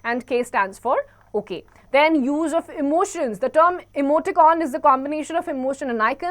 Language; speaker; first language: English; non-native, local second language; Hindi